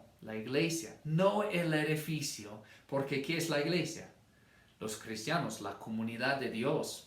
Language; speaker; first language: Spanish; non-native, fluent; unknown